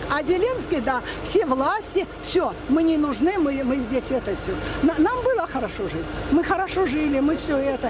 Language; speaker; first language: Russian; native; Russian